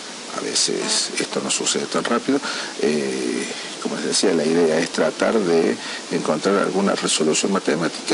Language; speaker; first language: Spanish; native; Spanish